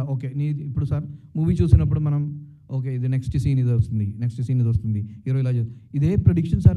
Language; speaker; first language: Telugu; non-native, local second language; Malayalam